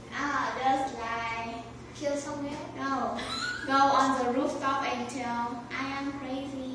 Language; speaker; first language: English; non-native, learner; Vietnamese